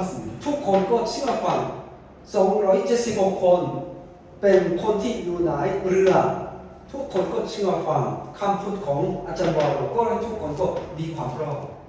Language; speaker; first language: Thai; non-native, fluent; Korean